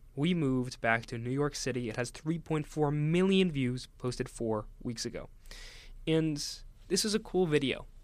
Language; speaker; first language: English; native; English